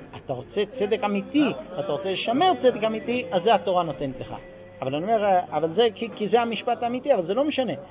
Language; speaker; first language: Hebrew; non-native, fluent; English